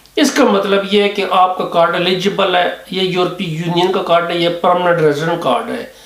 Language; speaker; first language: Urdu; native; Urdu